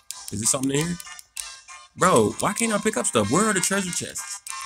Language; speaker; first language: English; native; English